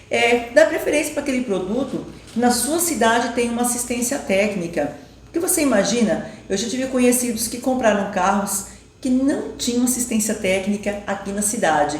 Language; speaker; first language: Portuguese; native; Portuguese